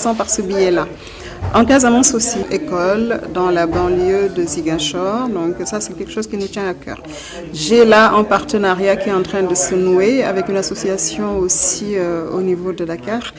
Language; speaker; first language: French; non-native, local second language; Wolof